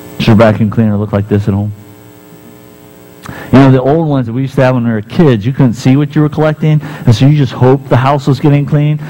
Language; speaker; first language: English; native; English